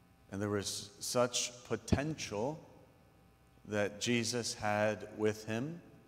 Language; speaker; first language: English; native; English